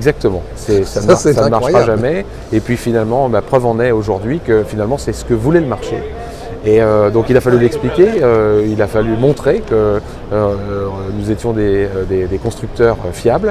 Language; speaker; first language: French; native; French